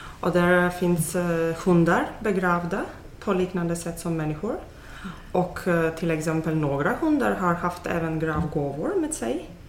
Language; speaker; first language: Swedish; non-native, fluent; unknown